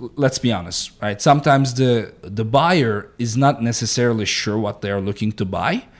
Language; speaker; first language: English; non-native, fluent; Turkish